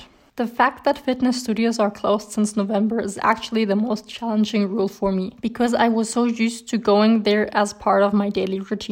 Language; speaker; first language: English; non-native, fluent; German